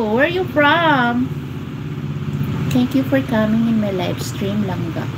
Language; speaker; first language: English; non-native, local second language; Filipino